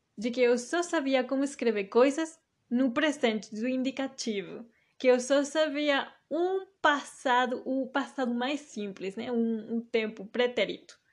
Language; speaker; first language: Portuguese; early bilingual, heritage; Portuguese